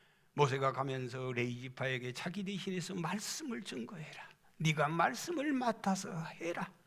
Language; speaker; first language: Korean; native; Korean